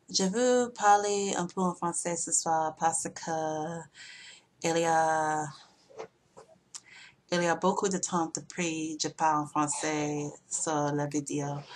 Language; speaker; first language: French; non-native, learner; English